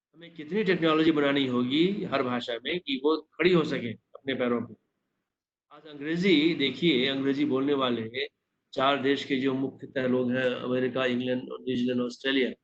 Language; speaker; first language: Hindi; non-native, local second language; Maithili